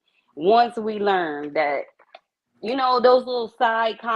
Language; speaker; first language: English; native; English